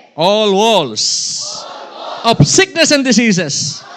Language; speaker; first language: English; non-native, local second language; Filipino